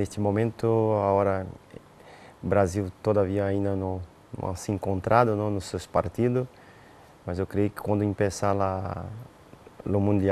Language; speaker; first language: Spanish; non-native, learner; Portuguese